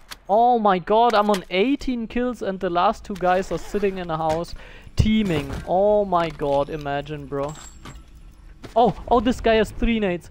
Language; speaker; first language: English; non-native, fluent; German